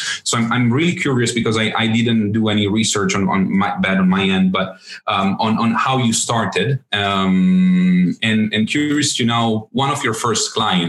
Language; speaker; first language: English; non-native, fluent; Italian